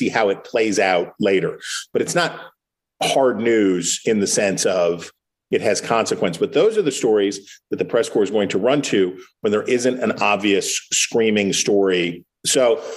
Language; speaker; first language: English; native; English